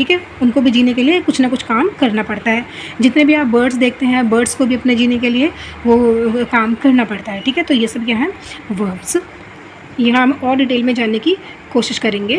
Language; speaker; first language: Hindi; native; Hindi